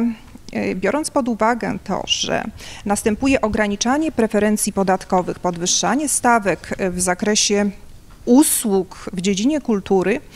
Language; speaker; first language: Polish; native; Polish